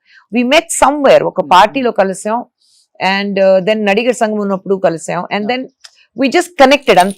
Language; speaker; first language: Telugu; non-native, fluent; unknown